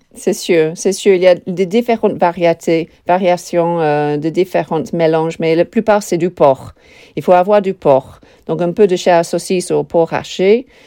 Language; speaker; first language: French; non-native, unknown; English